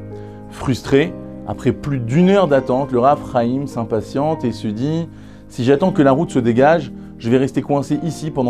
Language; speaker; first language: French; native; French